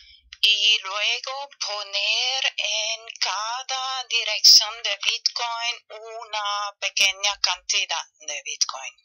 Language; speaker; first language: Spanish; non-native, fluent; German